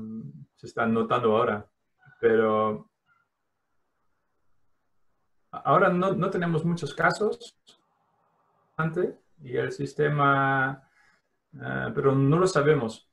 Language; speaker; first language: Spanish; non-native, fluent; Dutch